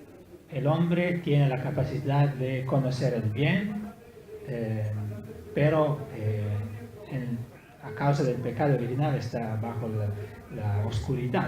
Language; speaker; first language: Spanish; non-native, fluent; Italian